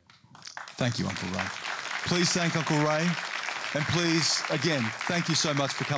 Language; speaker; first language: English; native; English